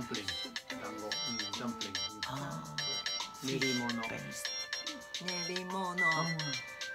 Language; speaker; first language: English; non-native, learner; Japanese